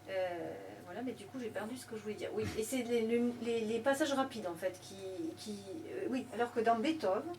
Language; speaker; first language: French; native; French